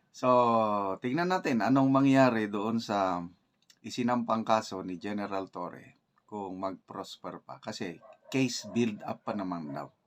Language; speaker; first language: Filipino; native; Filipino